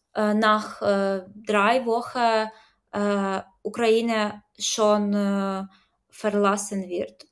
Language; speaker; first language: German; non-native, learner; Ukrainian